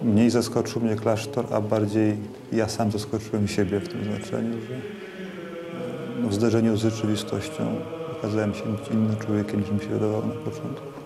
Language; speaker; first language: Polish; native; Polish